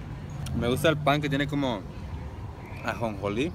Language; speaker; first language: Spanish; native; Spanish